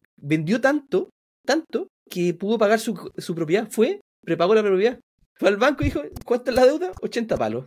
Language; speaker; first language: Spanish; native; Spanish